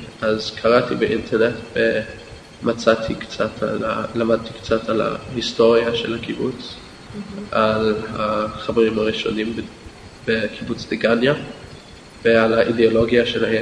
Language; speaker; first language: Hebrew; non-native, fluent; English